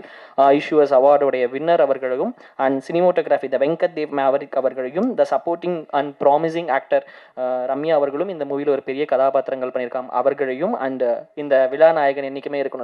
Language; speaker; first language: Tamil; native; Tamil